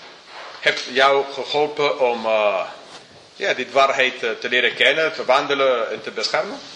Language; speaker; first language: Dutch; non-native, fluent; English